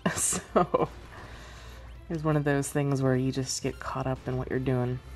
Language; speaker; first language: English; native; English